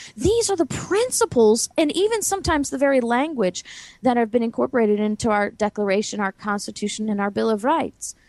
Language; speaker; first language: English; native; English